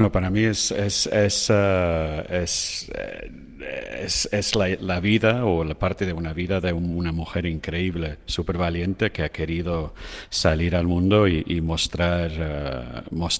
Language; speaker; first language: Spanish; non-native, fluent; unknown